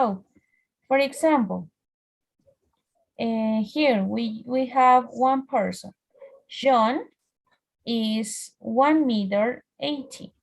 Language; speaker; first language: English; non-native, fluent; Spanish